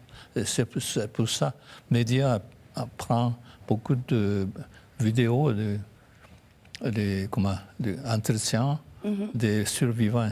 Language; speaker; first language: French; non-native, fluent; Japanese